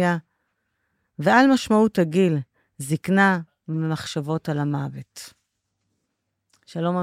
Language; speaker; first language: Hebrew; native; Hebrew